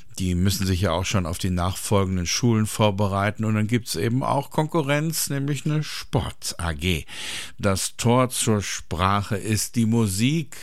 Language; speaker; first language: German; native; German